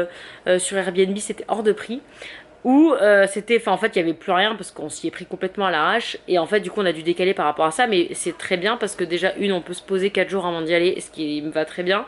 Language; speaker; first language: French; native; French